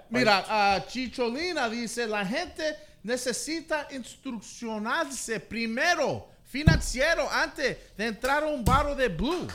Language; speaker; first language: Spanish; early bilingual, heritage; English